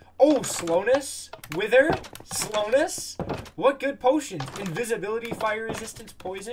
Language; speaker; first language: English; native; English